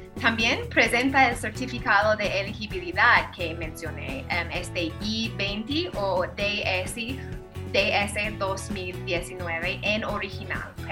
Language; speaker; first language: Spanish; non-native, fluent; English